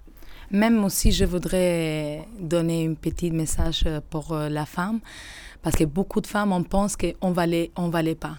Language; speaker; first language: French; non-native, learner; Albanian